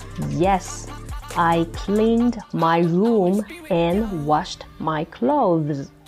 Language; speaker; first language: English; non-native, fluent; Chinese